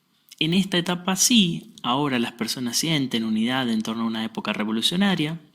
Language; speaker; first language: Spanish; native; Spanish